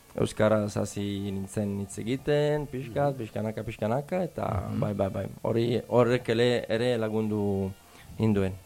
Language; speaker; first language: Basque; non-native, fluent; Italian